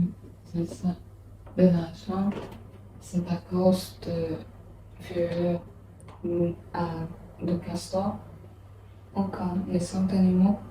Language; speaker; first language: French; non-native, learner; English